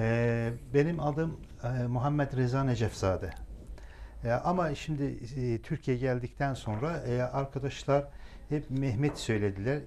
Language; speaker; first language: Turkish; non-native, local second language; Azerbaijani